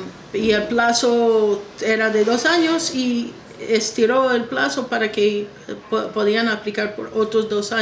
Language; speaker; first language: Spanish; non-native, fluent; English